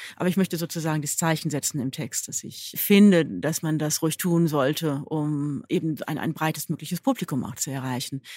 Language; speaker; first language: German; native; German